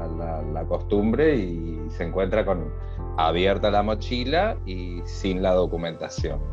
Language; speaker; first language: Spanish; native; Spanish